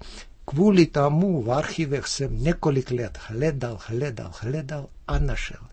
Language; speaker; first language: Czech; early bilingual, heritage; Czech